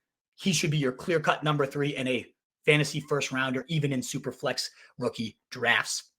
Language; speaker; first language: English; native; English